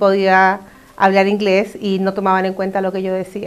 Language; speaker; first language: Spanish; native; Spanish